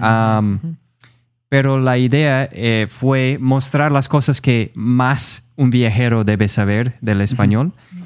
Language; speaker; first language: Spanish; non-native, fluent; English